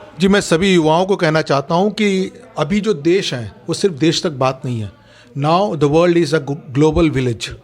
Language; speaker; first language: Hindi; native; Hindi